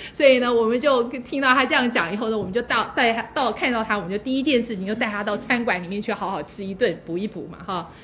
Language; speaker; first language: Chinese; native; Chinese